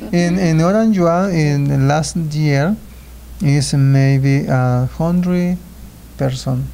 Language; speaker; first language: English; non-native, learner; Spanish